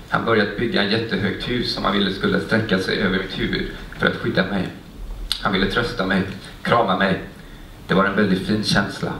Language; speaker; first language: Swedish; native; Swedish